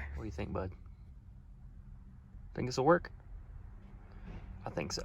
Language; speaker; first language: English; native; English